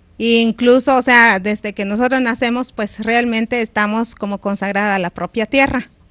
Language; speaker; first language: Spanish; non-native, local second language; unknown